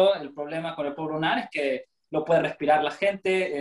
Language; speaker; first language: Spanish; native; Spanish